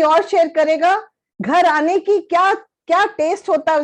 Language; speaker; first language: Hindi; native; Hindi